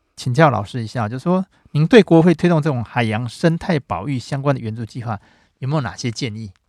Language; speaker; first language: Chinese; native; Chinese